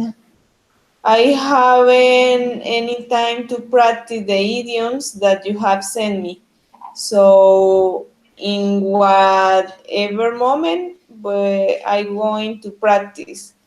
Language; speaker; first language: English; non-native, learner; Spanish